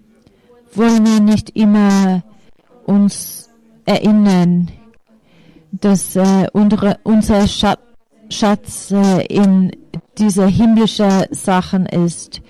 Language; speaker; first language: German; non-native, fluent; Finnish